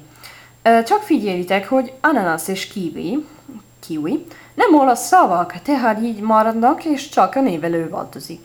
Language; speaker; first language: Hungarian; non-native, learner; Italian